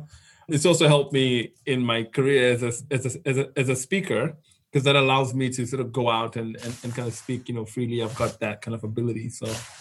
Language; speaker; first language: English; non-native, local second language; Shona